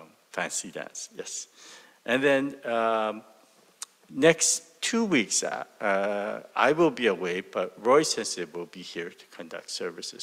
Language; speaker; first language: English; early bilingual, other home language; Japanese